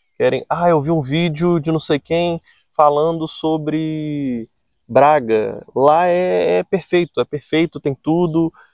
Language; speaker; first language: Portuguese; native; Portuguese